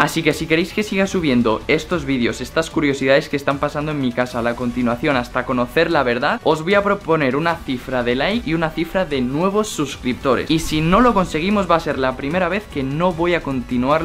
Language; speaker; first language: Spanish; native; Spanish